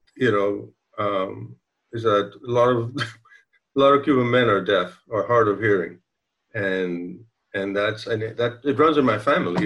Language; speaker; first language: English; non-native, fluent; Spanish